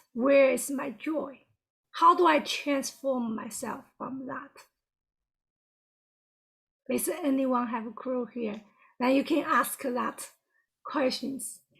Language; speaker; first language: English; non-native, fluent; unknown